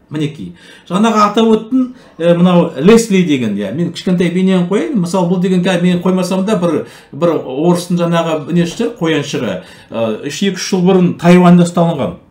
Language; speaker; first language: Kazakh; native; Kazakh